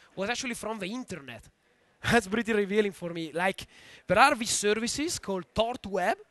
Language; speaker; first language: English; non-native, fluent; Italian